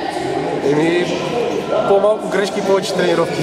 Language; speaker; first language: Bulgarian; native; Bulgarian